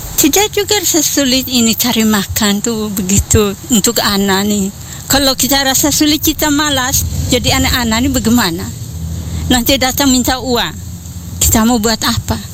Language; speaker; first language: Indonesian; non-native, local second language; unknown